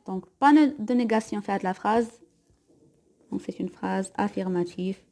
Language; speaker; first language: French; non-native, local second language; Arabic